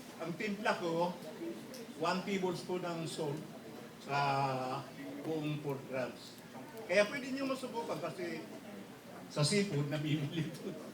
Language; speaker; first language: Filipino; non-native, local second language; Cebuano